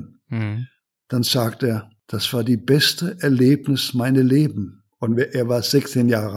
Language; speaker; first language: German; non-native, learner; Danish